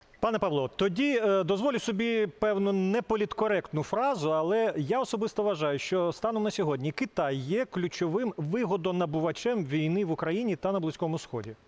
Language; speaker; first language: Ukrainian; native; Ukrainian